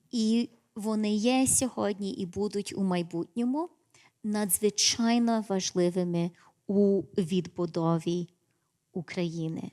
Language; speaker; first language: Ukrainian; early bilingual, heritage; English